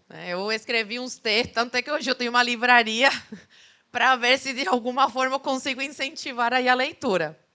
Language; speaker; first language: Portuguese; early bilingual, other home language; Spanish